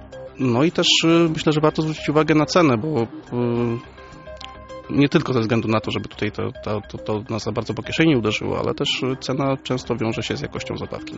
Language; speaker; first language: Polish; native; Polish